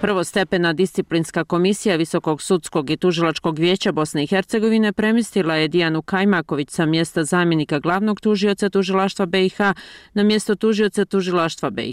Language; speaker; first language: Croatian; native; Croatian